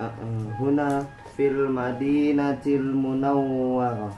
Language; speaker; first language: Arabic; non-native, learner; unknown